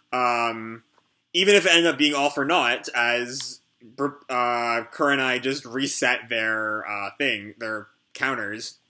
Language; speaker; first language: English; native; English